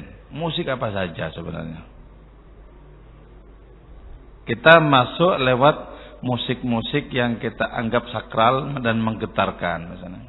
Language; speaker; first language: Indonesian; native; Indonesian